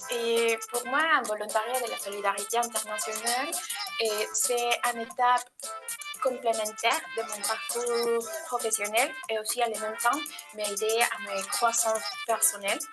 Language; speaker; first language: French; non-native, learner; Spanish